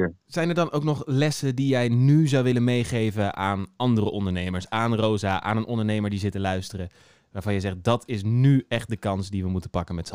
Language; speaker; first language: Dutch; native; Dutch